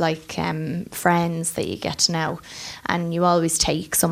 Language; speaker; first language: English; native; English